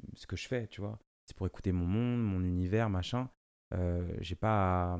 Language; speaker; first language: French; non-native, local second language; Lingala